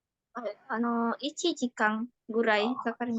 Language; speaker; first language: Japanese; non-native, learner; Indonesian